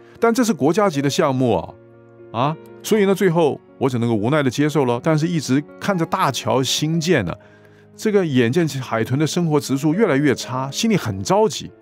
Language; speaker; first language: Chinese; non-native, local second language; Cantonese